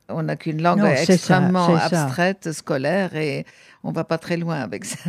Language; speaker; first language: French; native; French